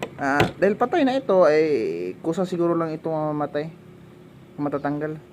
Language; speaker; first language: Filipino; native; Filipino